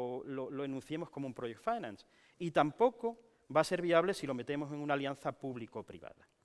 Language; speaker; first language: Spanish; native; Spanish